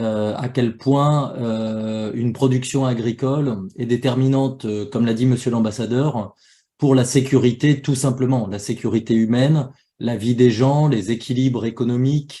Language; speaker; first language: French; native; French